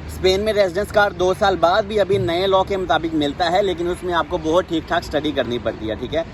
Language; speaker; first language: Urdu; non-native, local second language; Punjabi